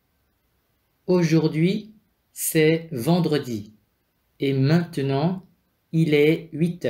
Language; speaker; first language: French; non-native, fluent; Vietnamese